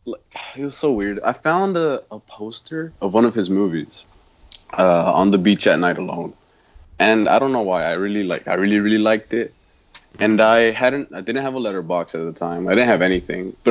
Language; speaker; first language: English; non-native, fluent; Spanish